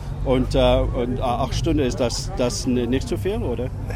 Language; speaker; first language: German; non-native, learner; English